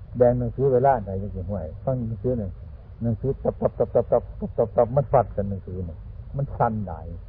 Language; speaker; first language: Thai; non-native, local second language; Northeastern Thai